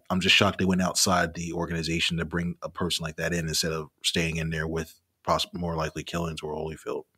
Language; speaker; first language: English; native; English